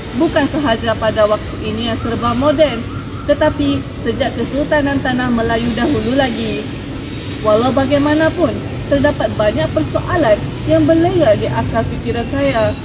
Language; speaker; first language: Malay; non-native, fluent; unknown